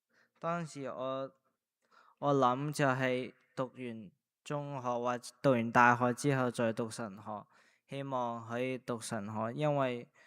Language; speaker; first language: Chinese; early bilingual, heritage; Cantonese